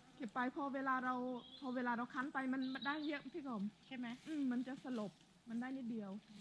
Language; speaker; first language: Thai; native; Thai